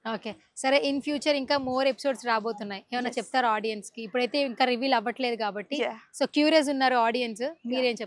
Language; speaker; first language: Telugu; native; Telugu